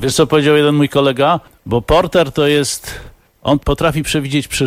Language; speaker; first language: Polish; native; Polish